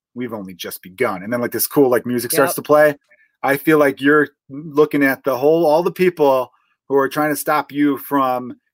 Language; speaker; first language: English; native; English